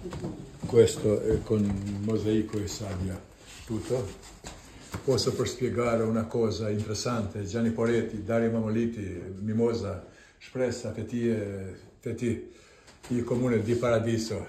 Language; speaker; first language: Italian; non-native, learner; Albanian